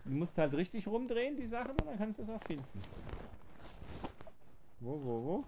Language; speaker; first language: German; native; German